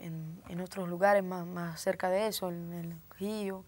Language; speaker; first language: Spanish; non-native, fluent; Portuguese